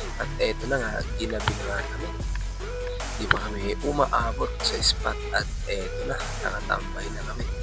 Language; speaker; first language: Filipino; non-native, local second language; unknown